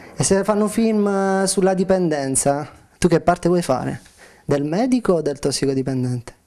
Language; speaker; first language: Italian; native; Italian